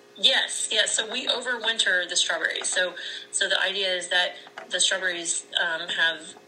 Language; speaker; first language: English; native; English